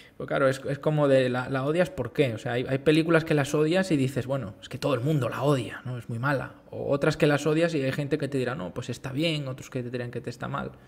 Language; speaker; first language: Spanish; native; Spanish